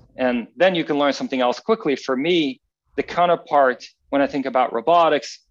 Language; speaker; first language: English; non-native, fluent; Dutch